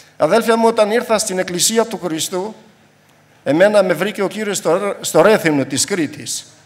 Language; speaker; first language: Greek; non-native, fluent; Albanian